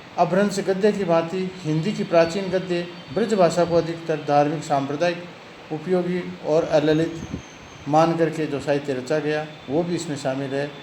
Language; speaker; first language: Hindi; native; Hindi